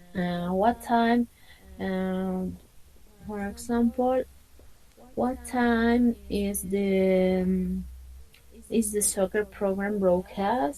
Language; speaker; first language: English; non-native, fluent; Spanish